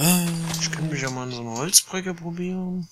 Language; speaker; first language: German; native; German